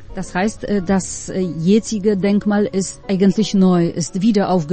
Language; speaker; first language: German; non-native, fluent; Polish